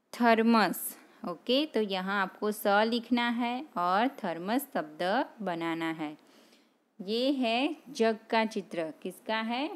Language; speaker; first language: Hindi; non-native, local second language; Gujarati